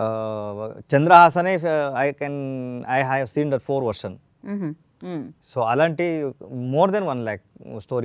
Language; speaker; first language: Telugu; non-native, learner; Kannada